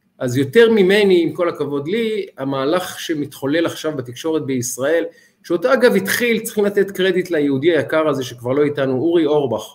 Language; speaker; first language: Hebrew; native; Hebrew